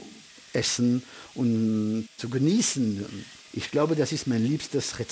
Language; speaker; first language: German; early bilingual, heritage; French